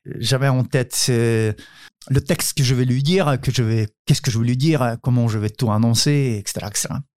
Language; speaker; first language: French; non-native, fluent; Ukrainian